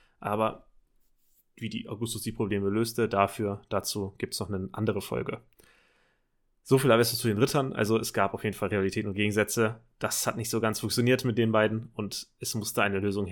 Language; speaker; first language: German; native; German